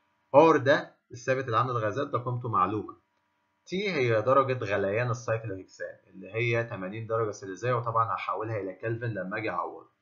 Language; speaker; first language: Arabic; native; Arabic